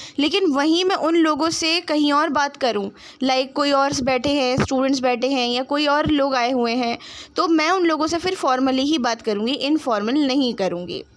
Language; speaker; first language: Hindi; non-native, local second language; Punjabi